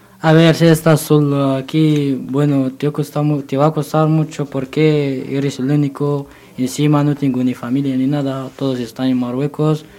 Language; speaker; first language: Spanish; non-native, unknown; Berber languages